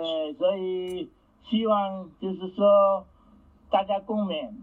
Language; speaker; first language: Chinese; native; Chinese